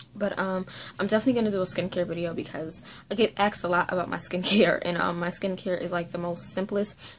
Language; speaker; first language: English; native; English